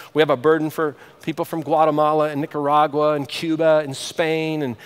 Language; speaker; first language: English; native; English